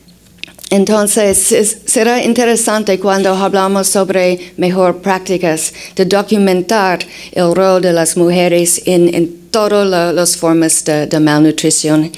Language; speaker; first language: Spanish; non-native, fluent; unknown